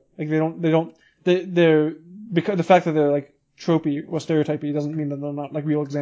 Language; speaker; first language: English; native; English